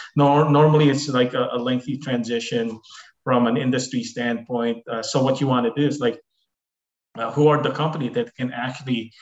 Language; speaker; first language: English; non-native, local second language; Filipino